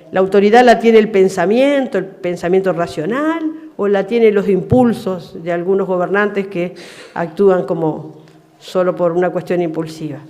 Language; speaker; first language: Spanish; native; Spanish